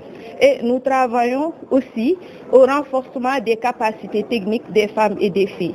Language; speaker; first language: French; native; French